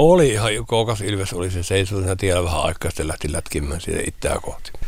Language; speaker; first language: Finnish; native; Finnish